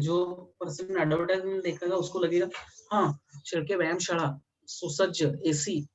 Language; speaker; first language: Hindi; non-native, local second language; Marathi